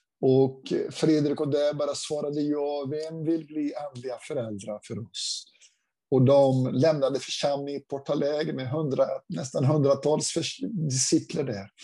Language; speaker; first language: Swedish; non-native, fluent; Portuguese